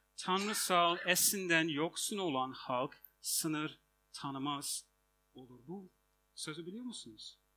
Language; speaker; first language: Turkish; non-native, fluent; English